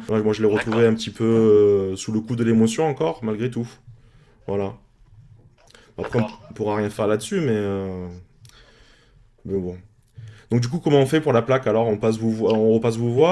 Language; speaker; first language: French; native; French